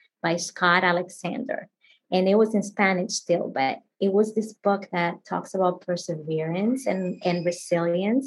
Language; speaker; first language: English; non-native, fluent; Spanish